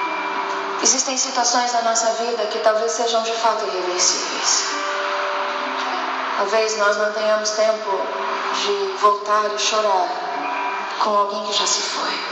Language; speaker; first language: Portuguese; native; Portuguese